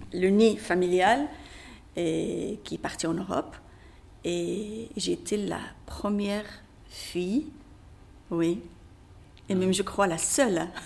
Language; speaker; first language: French; non-native, local second language; Berber languages